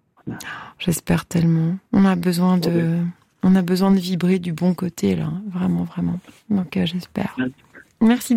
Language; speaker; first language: French; native; French